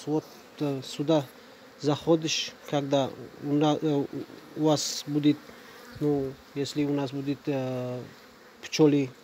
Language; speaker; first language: Russian; non-native, learner; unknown